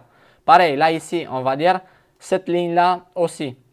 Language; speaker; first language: French; non-native, fluent; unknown